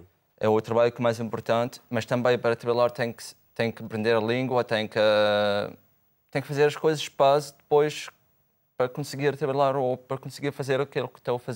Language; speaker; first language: Portuguese; non-native, fluent; Arabic